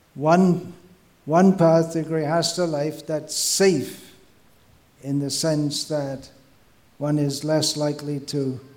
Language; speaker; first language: English; native; English